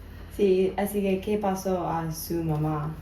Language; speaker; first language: Spanish; non-native, learner; English